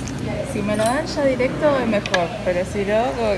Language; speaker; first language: Spanish; native; Spanish